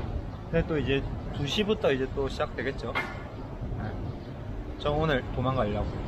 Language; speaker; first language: Korean; native; Korean